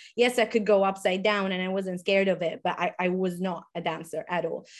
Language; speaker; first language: English; non-native, fluent; Italian